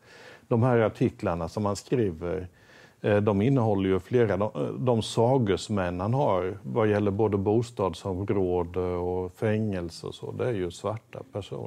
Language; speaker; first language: Swedish; native; Swedish